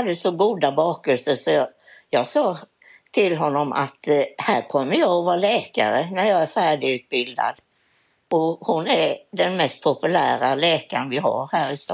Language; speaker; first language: Swedish; native; Swedish